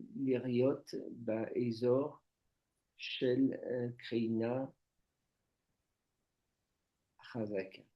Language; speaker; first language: Hebrew; non-native, learner; French